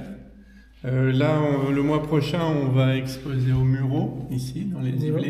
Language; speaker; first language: French; native; French